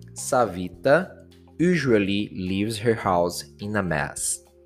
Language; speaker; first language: English; non-native, fluent; Portuguese